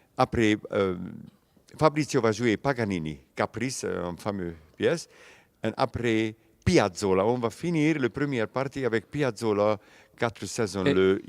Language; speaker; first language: French; non-native, learner; Hungarian